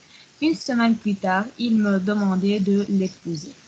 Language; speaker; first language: French; non-native, learner; Arabic